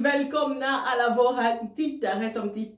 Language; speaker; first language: Swedish; non-native, learner; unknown